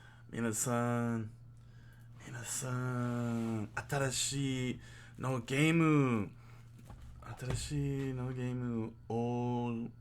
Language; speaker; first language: Japanese; non-native, learner; English